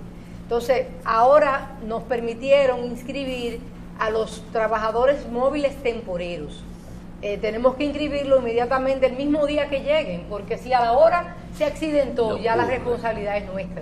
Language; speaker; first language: Spanish; native; Spanish